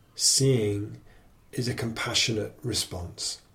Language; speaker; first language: English; native; English